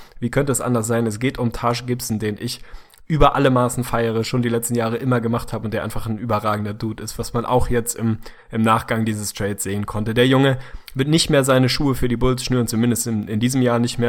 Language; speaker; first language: German; native; German